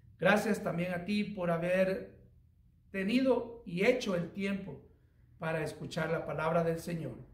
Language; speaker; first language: Spanish; native; Spanish